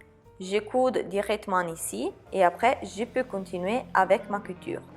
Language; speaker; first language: French; non-native, fluent; Italian